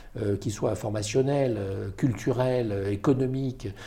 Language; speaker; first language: French; native; French